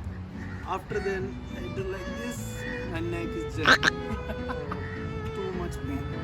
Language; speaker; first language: English; non-native, learner; Hindi